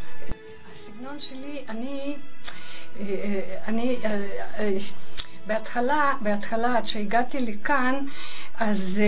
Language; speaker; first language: Hebrew; non-native, fluent; Russian